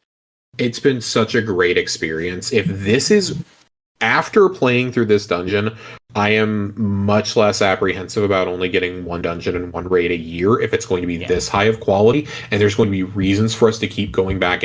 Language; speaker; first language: English; native; English